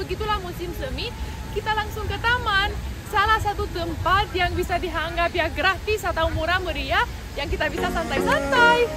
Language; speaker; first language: Indonesian; non-native, fluent; Romanian